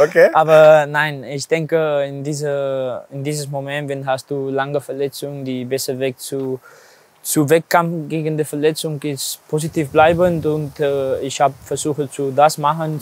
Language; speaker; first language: German; non-native, learner; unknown